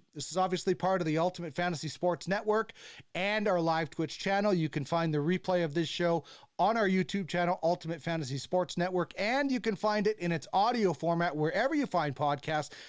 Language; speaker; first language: English; native; English